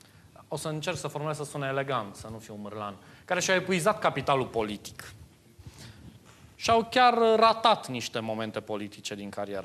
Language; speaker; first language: Romanian; native; Romanian